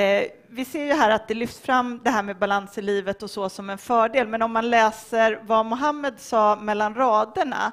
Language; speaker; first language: Swedish; native; Swedish